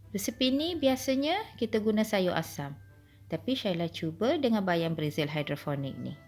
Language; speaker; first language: Malay; non-native, local second language; Tamil